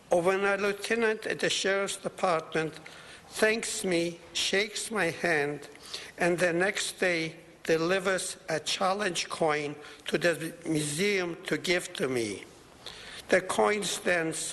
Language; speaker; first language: English; non-native, fluent; Polish